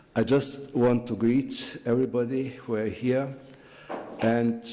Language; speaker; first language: English; non-native, fluent; Slovenian